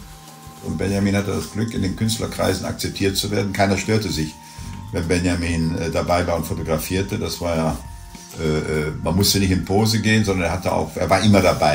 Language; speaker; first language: German; native; German